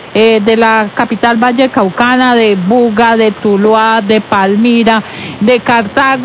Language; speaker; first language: Spanish; native; Spanish